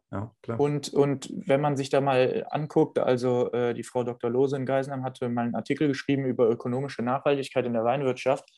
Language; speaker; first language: German; native; German